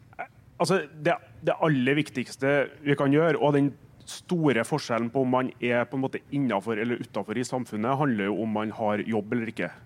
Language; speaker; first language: Norwegian; native; Norwegian